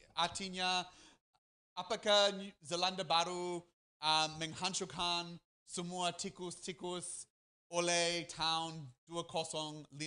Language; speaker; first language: Indonesian; non-native, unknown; English